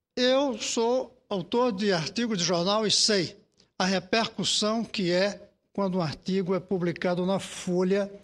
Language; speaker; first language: Portuguese; native; Portuguese